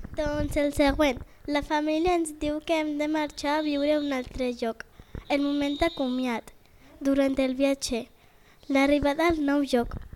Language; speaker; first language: Catalan; early bilingual, other home language; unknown